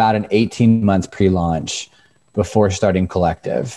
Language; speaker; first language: English; native; English